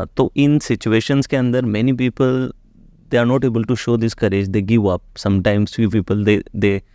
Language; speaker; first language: Hindi; native; Hindi